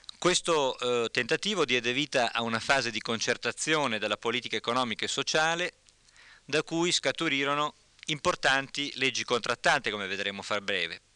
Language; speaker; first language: Italian; native; Italian